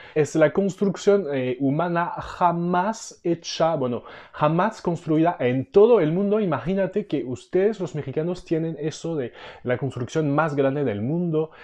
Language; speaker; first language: Spanish; non-native, fluent; French